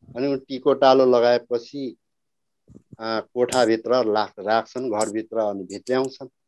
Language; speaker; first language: Nepali; non-native, local second language; Limbu